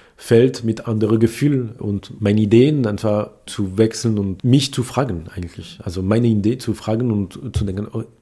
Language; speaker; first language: German; non-native, fluent; French